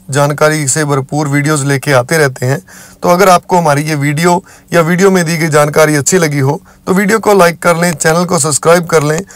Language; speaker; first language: Hindi; non-native, local second language; Punjabi